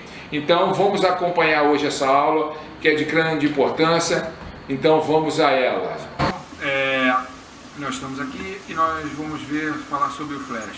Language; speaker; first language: Portuguese; native; Portuguese